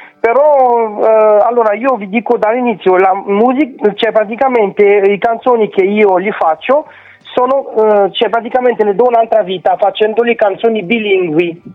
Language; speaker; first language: Italian; non-native, fluent; Romanian